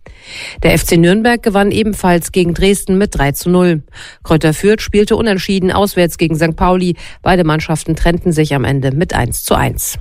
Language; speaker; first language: German; native; German